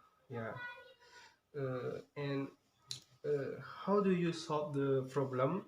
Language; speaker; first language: English; non-native, learner; Indonesian